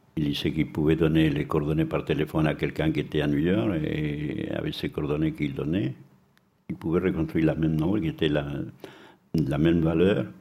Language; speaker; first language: French; non-native, fluent; Spanish